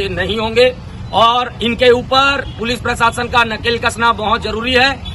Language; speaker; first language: Hindi; native; Hindi